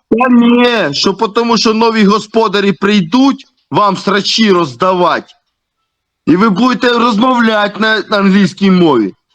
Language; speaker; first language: Ukrainian; native; Ukrainian